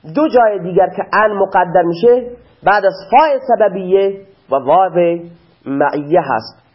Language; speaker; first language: Persian; non-native, local second language; Baluchi